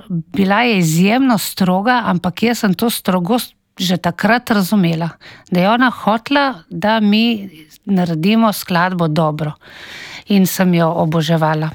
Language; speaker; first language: Slovenian; native; Slovenian